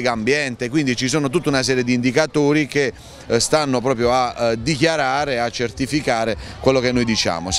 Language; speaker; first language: Italian; native; Italian